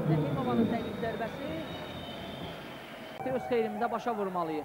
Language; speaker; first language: Azerbaijani; native; Azerbaijani